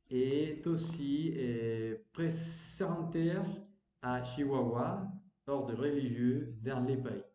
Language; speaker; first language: French; non-native, learner; Spanish